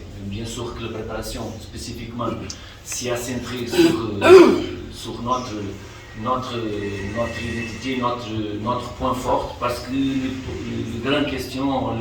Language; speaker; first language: French; non-native, fluent; Portuguese